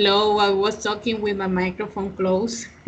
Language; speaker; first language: English; non-native, fluent; Spanish